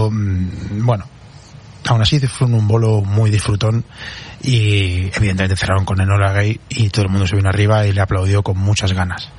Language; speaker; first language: Spanish; native; Spanish